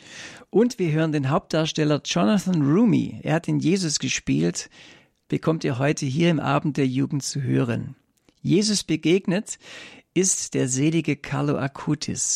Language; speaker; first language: German; native; German